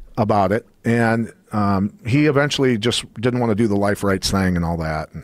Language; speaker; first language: English; native; English